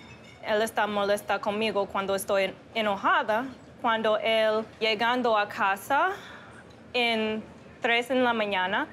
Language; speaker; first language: Spanish; non-native, learner; English